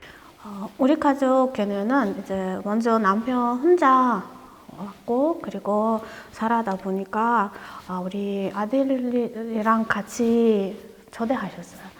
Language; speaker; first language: Korean; non-native, learner; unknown